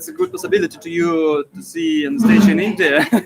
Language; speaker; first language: English; non-native, learner; Russian